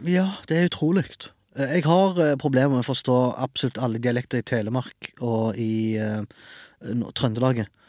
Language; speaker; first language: Norwegian; early bilingual, other home language; Arabic